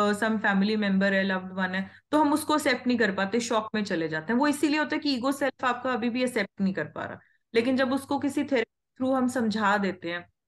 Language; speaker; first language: Hindi; non-native, local second language; Punjabi